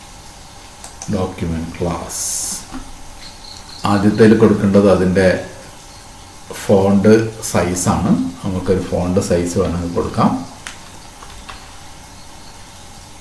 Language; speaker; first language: Malayalam; native; Malayalam